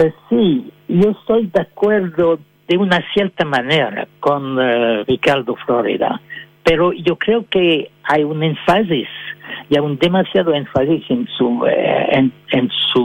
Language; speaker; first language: Spanish; non-native, fluent; French